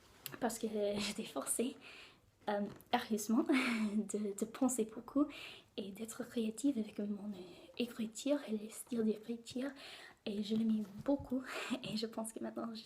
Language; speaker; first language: French; non-native, learner; English